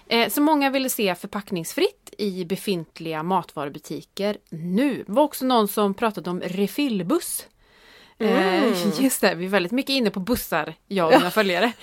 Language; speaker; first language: Swedish; native; Swedish